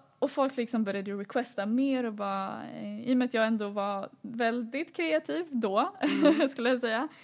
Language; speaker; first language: Swedish; early bilingual, other home language; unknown